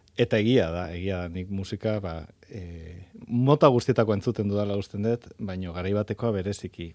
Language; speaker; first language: Basque; non-native, local second language; Spanish